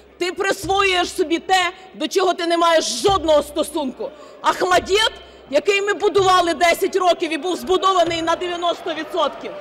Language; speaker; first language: Ukrainian; native; Ukrainian